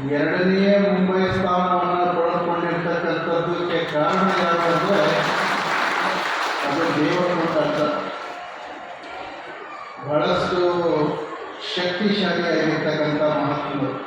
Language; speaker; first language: Kannada; native; Kannada